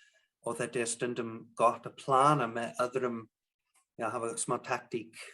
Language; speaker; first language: Icelandic; non-native, learner; English